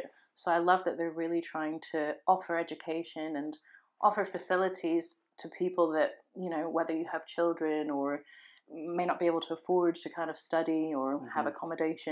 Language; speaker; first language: English; native; English